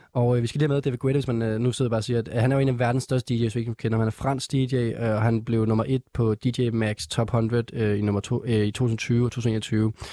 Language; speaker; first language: Danish; native; Danish